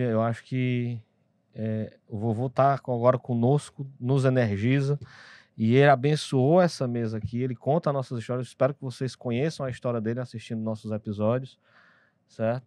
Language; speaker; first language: Portuguese; native; Portuguese